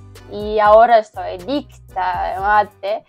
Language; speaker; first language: Spanish; non-native, learner; Ukrainian